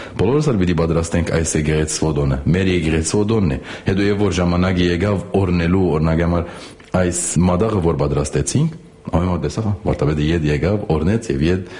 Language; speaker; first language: Armenian; native; Armenian